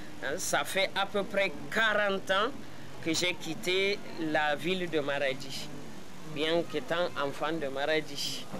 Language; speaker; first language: French; non-native, local second language; Hausa